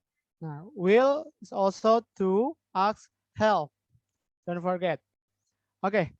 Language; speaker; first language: English; non-native, fluent; Indonesian